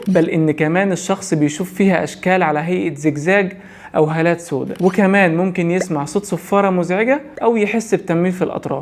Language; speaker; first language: Arabic; native; Arabic